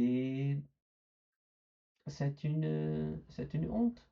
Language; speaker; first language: French; non-native, learner; Portuguese